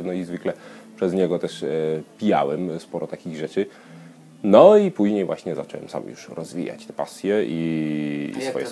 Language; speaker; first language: Polish; native; Polish